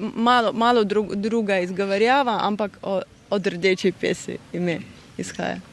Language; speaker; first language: Slovenian; non-native, fluent; Russian